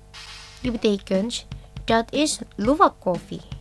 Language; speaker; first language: Dutch; non-native, learner; Indonesian